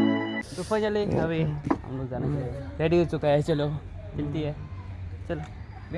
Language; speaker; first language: Hindi; non-native, local second language; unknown